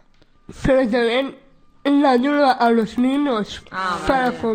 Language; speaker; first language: Spanish; non-native, local second language; Basque